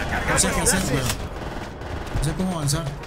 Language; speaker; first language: Spanish; native; Spanish